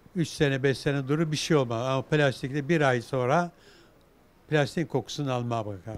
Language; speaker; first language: Turkish; native; Turkish